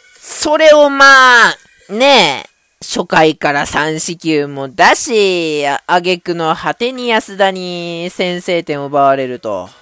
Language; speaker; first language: Japanese; native; Japanese